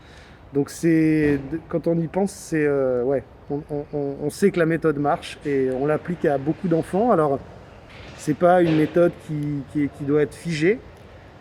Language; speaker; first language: French; native; French